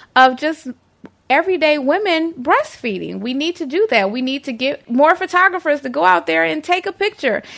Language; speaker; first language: English; native; English